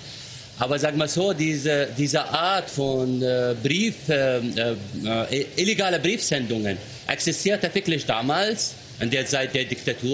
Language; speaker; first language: German; non-native, fluent; Arabic